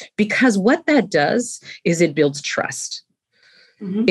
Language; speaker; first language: English; native; English